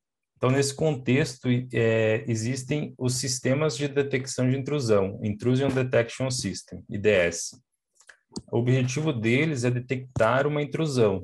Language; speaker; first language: Portuguese; native; Portuguese